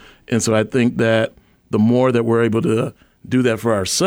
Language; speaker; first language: English; native; English